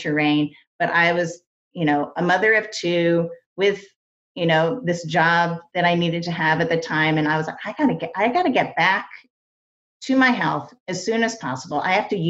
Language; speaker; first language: English; native; English